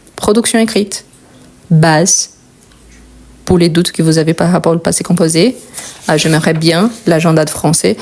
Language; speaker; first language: French; non-native, fluent; Portuguese